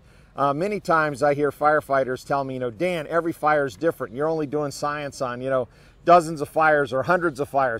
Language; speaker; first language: English; native; English